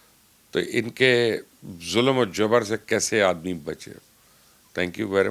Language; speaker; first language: Urdu; native; Urdu